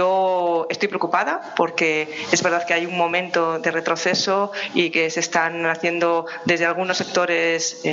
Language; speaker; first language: Spanish; native; Spanish